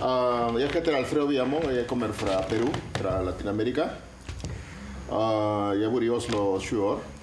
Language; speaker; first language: Swedish; non-native, learner; Spanish